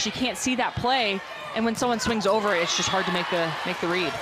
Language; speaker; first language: English; native; English